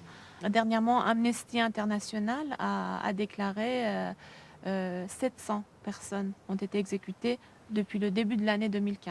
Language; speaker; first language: French; early bilingual, other home language; Persian